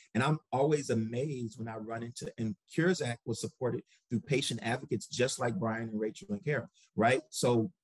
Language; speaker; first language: English; native; English